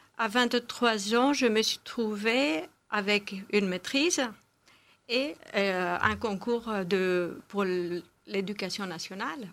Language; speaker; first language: French; non-native, fluent; Greek